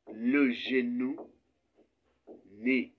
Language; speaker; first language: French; non-native, fluent; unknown